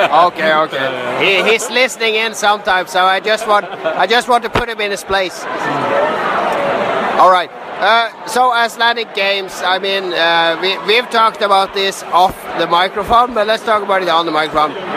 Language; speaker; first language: English; non-native, fluent; Norwegian